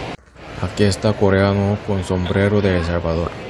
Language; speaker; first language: Spanish; non-native, learner; Korean